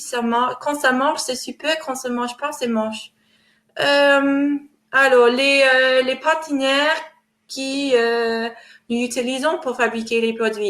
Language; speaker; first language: French; non-native, fluent; English